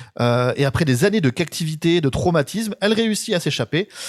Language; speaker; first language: French; native; French